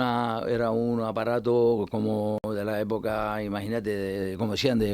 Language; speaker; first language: Spanish; native; Spanish